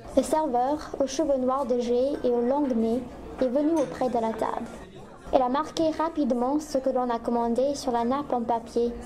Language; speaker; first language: French; non-native, fluent; English